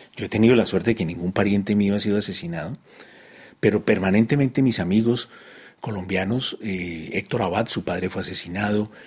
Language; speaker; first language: Spanish; native; Spanish